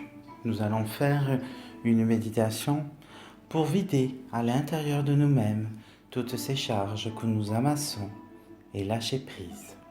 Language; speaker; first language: French; native; French